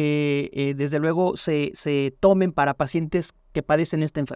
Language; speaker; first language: Spanish; native; Spanish